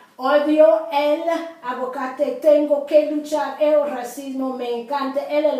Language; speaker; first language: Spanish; non-native, fluent; English